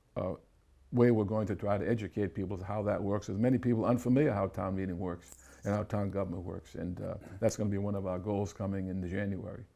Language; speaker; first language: English; native; English